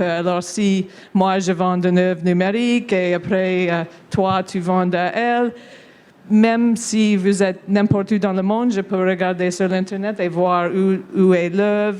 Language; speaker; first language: French; non-native, local second language; English